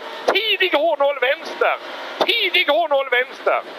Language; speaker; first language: Swedish; native; Swedish